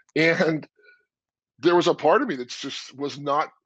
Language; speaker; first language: English; native; English